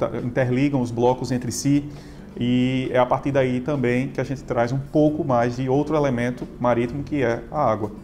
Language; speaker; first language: Portuguese; native; Portuguese